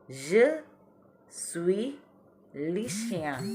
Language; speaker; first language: French; non-native, learner; Indonesian